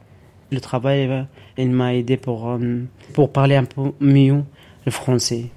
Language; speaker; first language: French; non-native, learner; Arabic